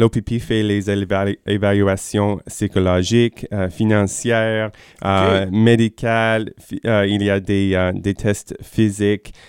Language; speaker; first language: French; non-native, fluent; English